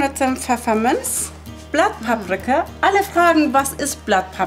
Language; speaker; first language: German; early bilingual, other home language; Turkish